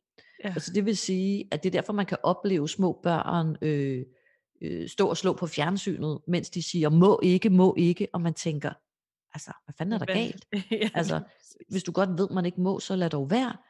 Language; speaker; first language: Danish; native; Danish